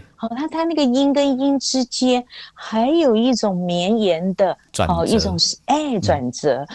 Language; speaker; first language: Chinese; non-native, local second language; Hakka Chinese